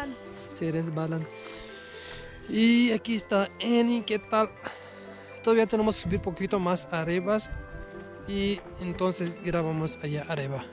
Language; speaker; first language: Spanish; non-native, learner; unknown